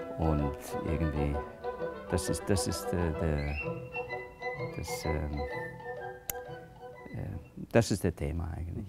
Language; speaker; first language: German; non-native, fluent; English